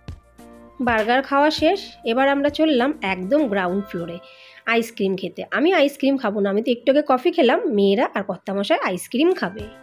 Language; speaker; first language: Bangla; native; Bangla